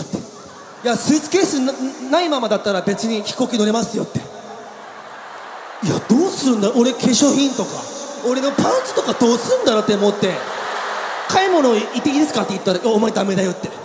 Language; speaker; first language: Japanese; native; Japanese